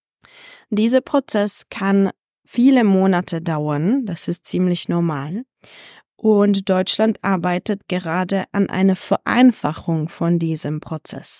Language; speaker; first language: German; non-native, fluent; Czech